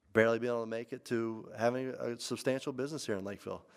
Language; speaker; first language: English; native; English